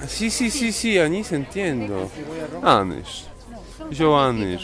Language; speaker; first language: Spanish; non-native, learner; Polish